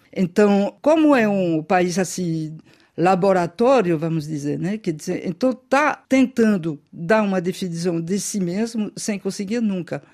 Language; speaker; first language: Portuguese; non-native, fluent; French